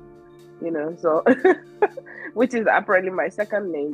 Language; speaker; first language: English; non-native, local second language; Yoruba